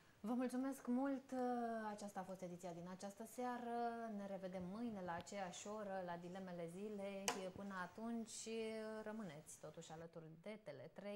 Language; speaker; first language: Romanian; native; Romanian